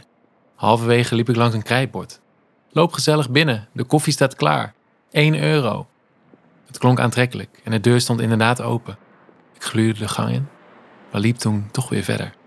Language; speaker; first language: Dutch; native; Dutch